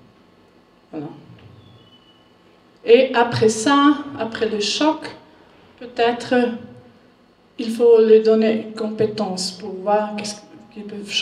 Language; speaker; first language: French; non-native, learner; German